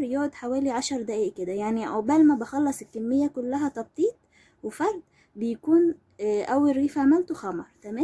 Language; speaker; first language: Arabic; native; Arabic